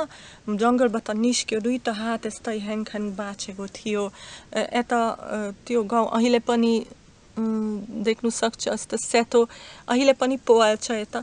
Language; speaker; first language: Nepali; non-native, learner; Slovak